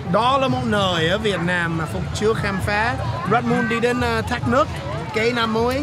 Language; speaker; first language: Vietnamese; non-native, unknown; English